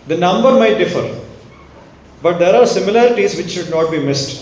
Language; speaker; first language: English; non-native, local second language; Malayalam